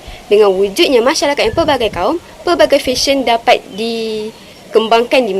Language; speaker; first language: Malay; native; Malay